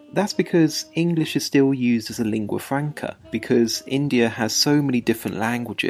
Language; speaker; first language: English; native; English